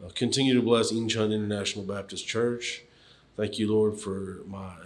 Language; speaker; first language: English; native; English